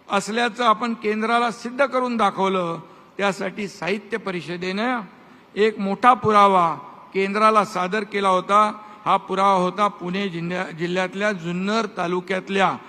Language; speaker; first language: Marathi; native; Marathi